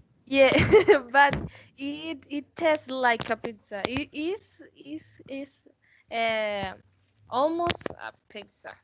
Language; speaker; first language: English; non-native, learner; Spanish